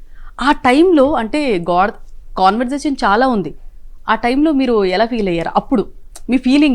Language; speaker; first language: Telugu; native; Telugu